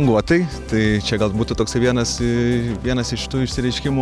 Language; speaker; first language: Lithuanian; native; Lithuanian